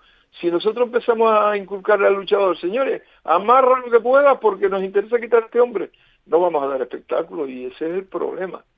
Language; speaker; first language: Spanish; native; Spanish